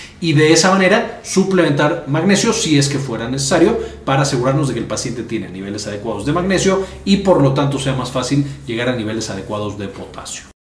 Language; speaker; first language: Spanish; native; Spanish